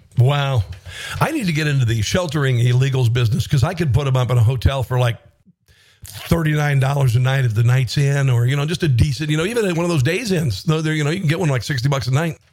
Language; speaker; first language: English; native; English